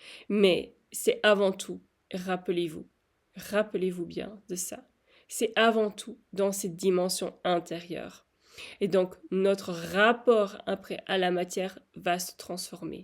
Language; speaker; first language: French; native; French